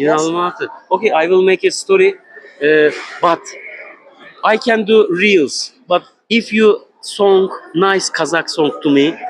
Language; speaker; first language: English; non-native, learner; Turkish